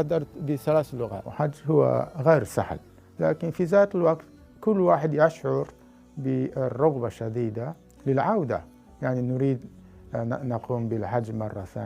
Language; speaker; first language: Arabic; non-native, fluent; Japanese